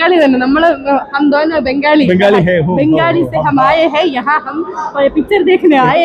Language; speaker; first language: Hindi; non-native, local second language; Malayalam